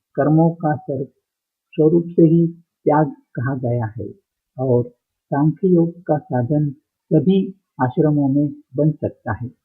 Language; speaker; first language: Hindi; non-native, local second language; Marathi